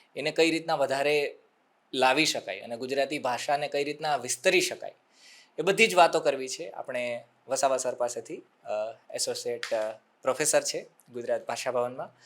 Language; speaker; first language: Gujarati; native; Gujarati